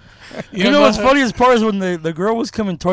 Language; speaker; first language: English; native; English